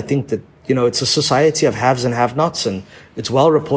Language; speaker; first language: English; native; English